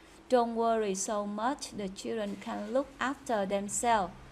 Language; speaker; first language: English; non-native, fluent; Vietnamese